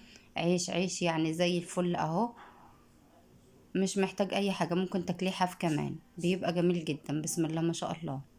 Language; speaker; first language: Arabic; native; Arabic